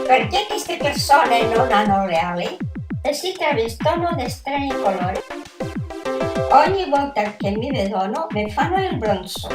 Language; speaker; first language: Italian; non-native, learner; Catalan